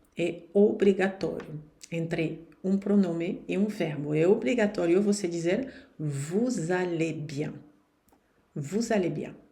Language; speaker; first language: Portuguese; non-native, fluent; French